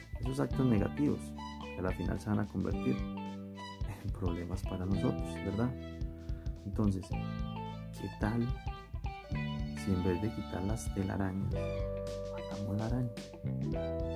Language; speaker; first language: Spanish; native; Spanish